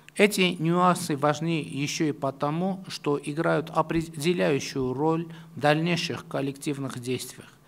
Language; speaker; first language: Russian; non-native, local second language; Armenian